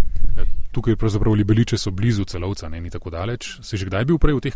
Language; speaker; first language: Slovenian; native; Slovenian